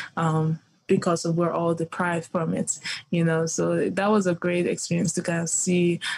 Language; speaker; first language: English; early bilingual, other home language; Yoruba